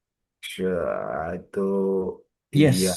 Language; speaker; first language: Chinese; non-native, learner; Indonesian